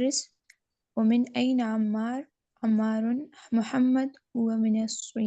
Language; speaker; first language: Arabic; non-native, learner; Urdu